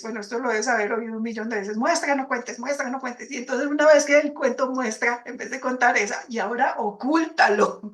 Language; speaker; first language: Spanish; native; Spanish